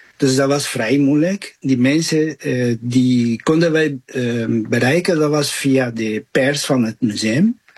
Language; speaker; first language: Dutch; non-native, fluent; Spanish